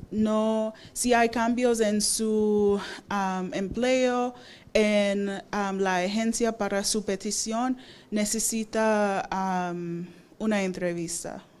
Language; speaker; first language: Spanish; non-native, fluent; English